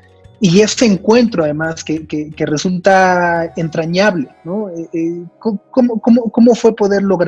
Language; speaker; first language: Spanish; native; Spanish